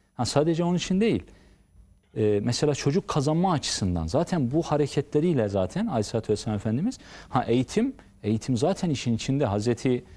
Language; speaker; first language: Turkish; native; Turkish